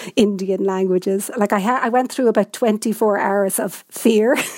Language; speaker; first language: English; native; English